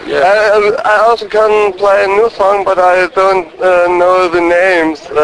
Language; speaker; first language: English; non-native, learner; German